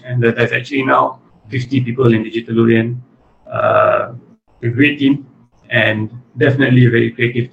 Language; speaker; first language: English; early bilingual, other home language; Malay